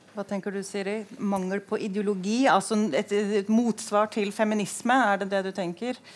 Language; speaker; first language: Norwegian; native; Norwegian